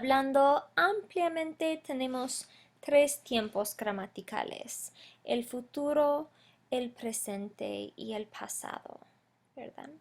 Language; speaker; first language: Spanish; non-native, fluent; English